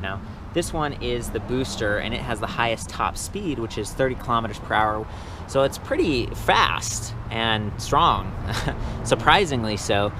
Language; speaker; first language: English; native; English